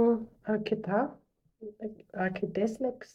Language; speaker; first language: Greek; non-native, learner; German